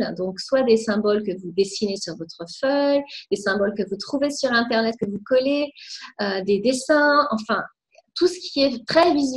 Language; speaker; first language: French; native; French